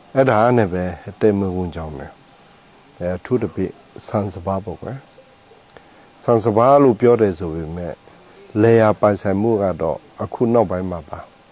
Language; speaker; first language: Burmese; non-native, local second language; Akha